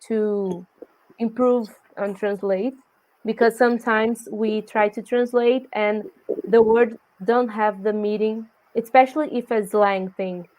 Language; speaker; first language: English; non-native, learner; Portuguese